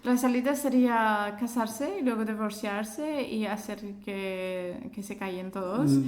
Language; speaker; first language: Spanish; non-native, fluent; Azerbaijani